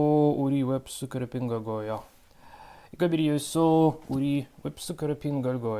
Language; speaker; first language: Korean; non-native, learner; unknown